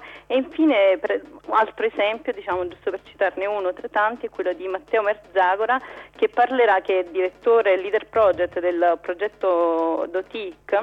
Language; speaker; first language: Italian; native; Italian